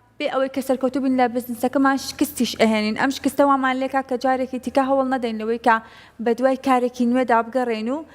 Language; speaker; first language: Central Kurdish; native; Central Kurdish